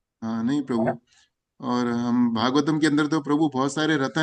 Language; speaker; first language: Hindi; native; Hindi